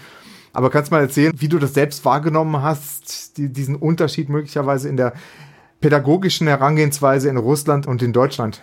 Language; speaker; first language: German; native; German